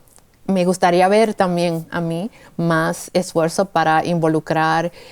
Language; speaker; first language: Spanish; early bilingual, heritage; Spanish